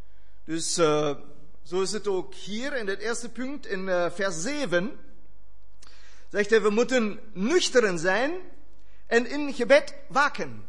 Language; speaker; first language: Dutch; non-native, fluent; German